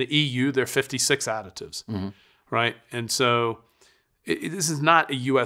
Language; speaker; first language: English; native; English